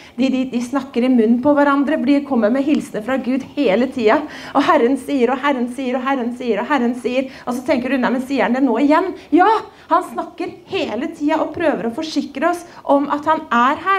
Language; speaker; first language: Norwegian; native; Norwegian